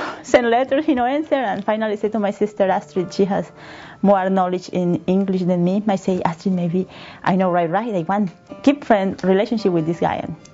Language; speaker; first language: English; non-native, learner; Spanish